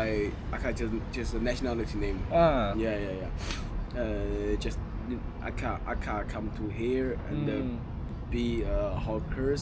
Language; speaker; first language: English; non-native, learner; Chinese